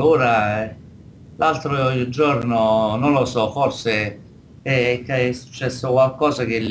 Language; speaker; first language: Italian; native; Italian